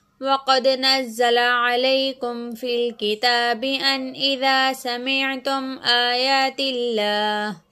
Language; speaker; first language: Arabic; non-native, learner; Urdu